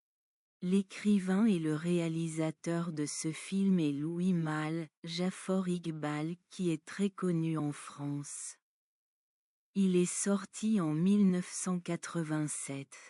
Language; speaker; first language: French; non-native, learner; Bangla